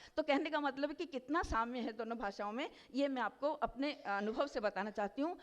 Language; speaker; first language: Hindi; non-native, local second language; Odia